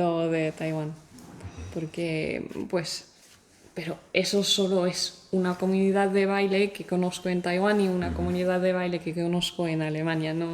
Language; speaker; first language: Spanish; non-native, fluent; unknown